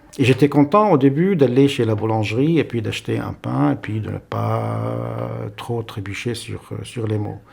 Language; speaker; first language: French; non-native, fluent; Arabic